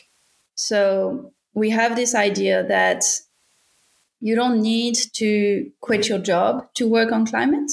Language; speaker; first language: English; non-native, fluent; French